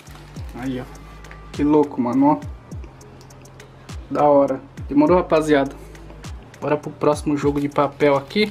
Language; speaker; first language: Portuguese; native; Portuguese